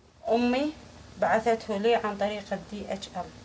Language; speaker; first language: Arabic; native; Arabic